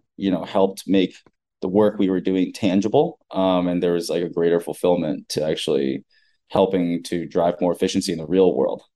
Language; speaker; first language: English; native; English